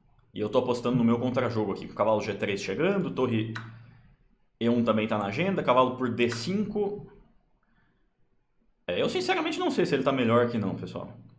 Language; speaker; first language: Portuguese; native; Portuguese